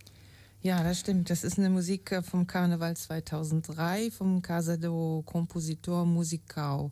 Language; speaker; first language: German; native; German